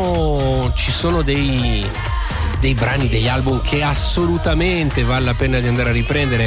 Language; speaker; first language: Italian; native; Italian